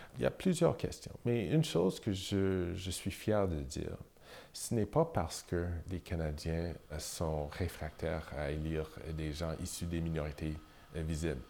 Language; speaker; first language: French; non-native, local second language; English